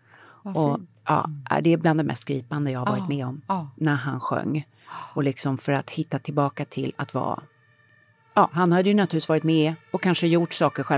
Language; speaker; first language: Swedish; native; Swedish